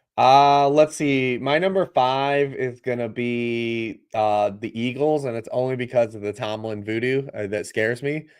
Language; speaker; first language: English; native; English